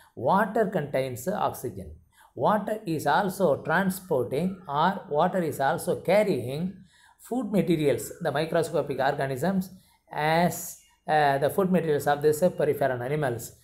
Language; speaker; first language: English; non-native, local second language; Tamil